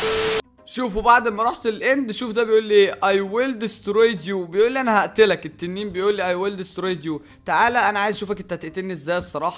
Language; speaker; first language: Arabic; native; Arabic